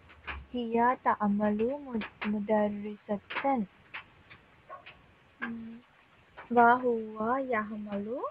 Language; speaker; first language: Arabic; non-native, learner; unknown